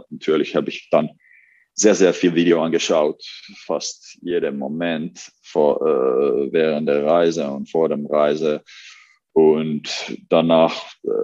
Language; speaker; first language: German; non-native, learner; Finnish